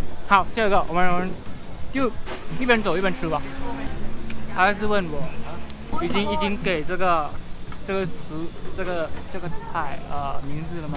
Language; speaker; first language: Chinese; non-native, learner; Thai